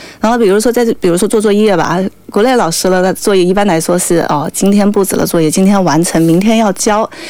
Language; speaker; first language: Chinese; native; Chinese